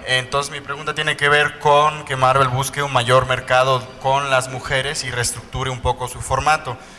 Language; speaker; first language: Spanish; native; Spanish